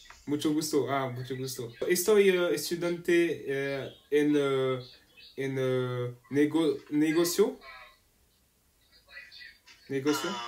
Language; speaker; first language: Spanish; non-native, learner; French